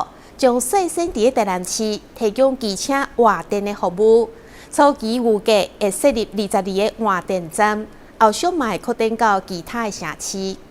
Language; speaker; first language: Chinese; native; Chinese